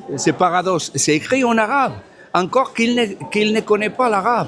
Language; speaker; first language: French; non-native, fluent; Spanish